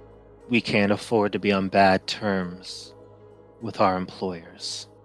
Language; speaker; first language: English; native; English